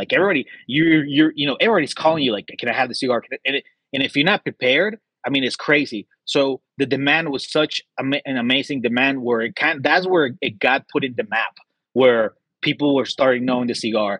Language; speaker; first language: English; native; English